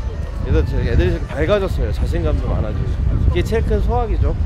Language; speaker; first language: Korean; native; Korean